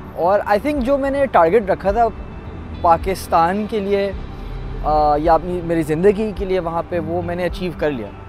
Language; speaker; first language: Urdu; native; Urdu